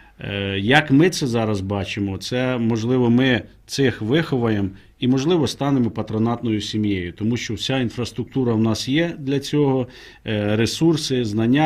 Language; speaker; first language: Ukrainian; native; Ukrainian